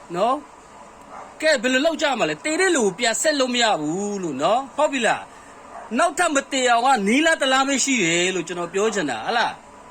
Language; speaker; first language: Burmese; non-native, local second language; Kachin